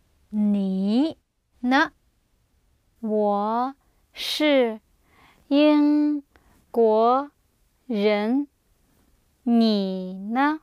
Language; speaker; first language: Chinese; non-native, learner; English